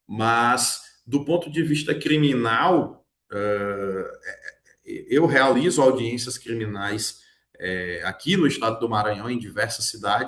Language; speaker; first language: Portuguese; native; Portuguese